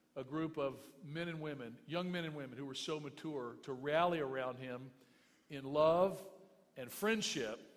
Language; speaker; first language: English; native; English